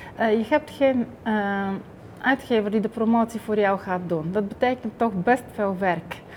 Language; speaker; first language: Dutch; non-native, fluent; Bulgarian